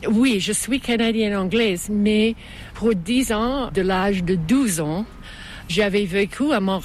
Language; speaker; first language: French; non-native, fluent; English